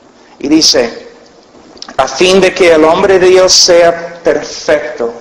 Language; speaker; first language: Spanish; non-native, fluent; English